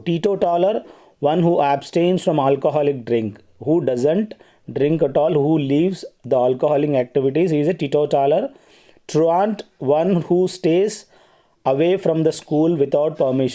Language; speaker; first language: English; non-native, local second language; Telugu